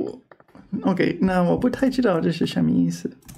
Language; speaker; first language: Chinese; non-native, fluent; English